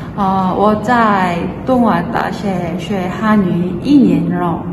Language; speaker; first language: Chinese; non-native, learner; Korean